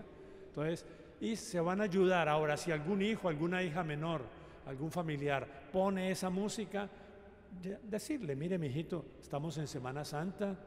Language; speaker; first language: Spanish; native; Spanish